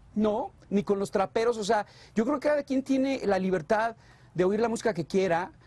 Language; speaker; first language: Spanish; native; Spanish